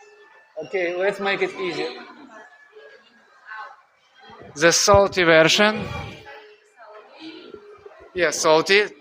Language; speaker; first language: English; non-native, fluent; Russian